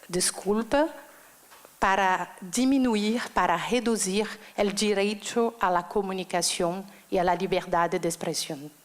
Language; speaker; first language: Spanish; non-native, learner; Portuguese